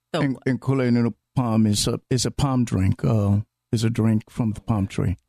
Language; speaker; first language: English; non-native, local second language; Akan